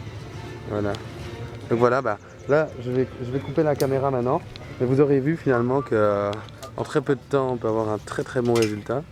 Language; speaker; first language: French; native; French